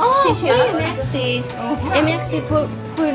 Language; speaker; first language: French; non-native, learner; Chinese